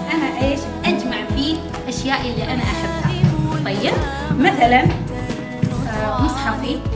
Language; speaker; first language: Arabic; native; Arabic